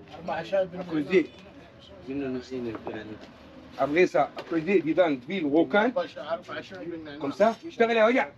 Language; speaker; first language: French; non-native, learner; Arabic